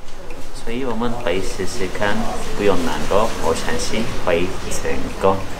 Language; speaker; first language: Chinese; non-native, learner; Turkish